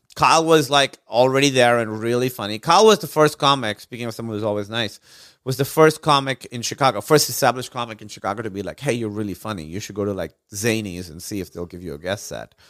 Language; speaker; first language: English; non-native, local second language; Urdu